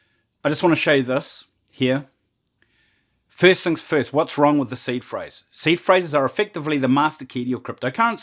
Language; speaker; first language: English; native; English